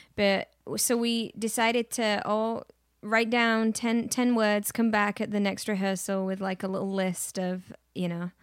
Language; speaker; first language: English; native; English